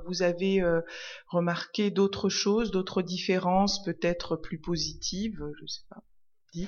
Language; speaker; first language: French; native; French